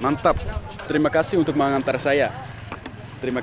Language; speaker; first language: Indonesian; non-native, learner; Dutch